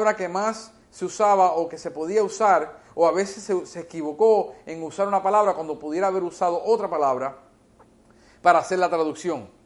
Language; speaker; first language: Spanish; early bilingual, heritage; Spanish